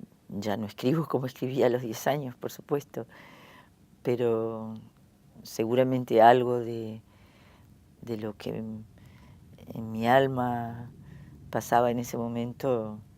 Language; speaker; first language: Spanish; native; Spanish